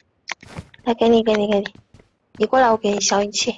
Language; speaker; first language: Chinese; native; Chinese